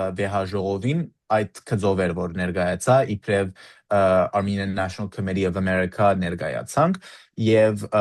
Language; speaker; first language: Armenian; early bilingual, heritage; Armenian